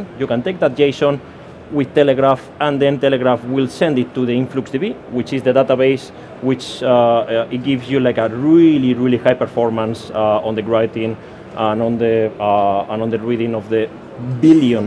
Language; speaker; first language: English; non-native, fluent; Spanish